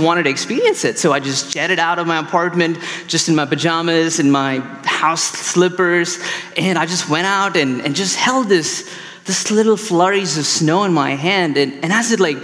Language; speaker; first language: English; non-native, local second language; Tamil